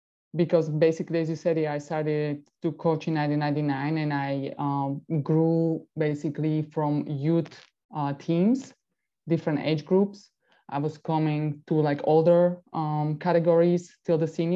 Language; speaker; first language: English; non-native, fluent; Slovak